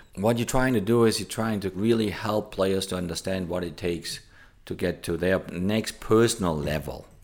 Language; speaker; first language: English; non-native, fluent; German